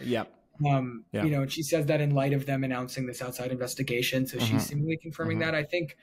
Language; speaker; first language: English; native; English